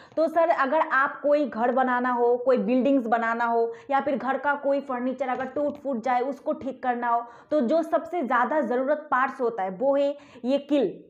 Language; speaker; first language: Hindi; non-native, local second language; Bangla